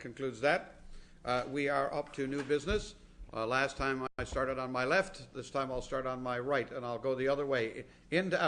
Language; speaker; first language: English; native; English